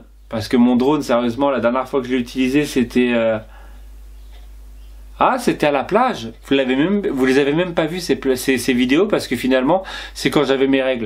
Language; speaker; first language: French; native; French